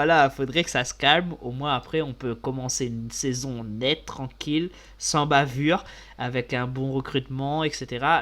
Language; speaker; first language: French; native; French